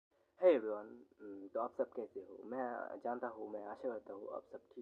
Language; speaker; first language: Hindi; non-native, local second language; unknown